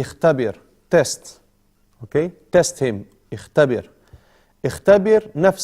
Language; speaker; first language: Arabic; non-native, fluent; English